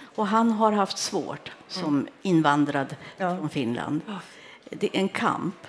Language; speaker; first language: Swedish; native; Swedish